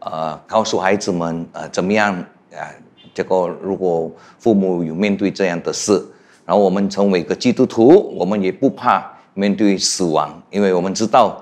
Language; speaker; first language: Chinese; non-native, fluent; Indonesian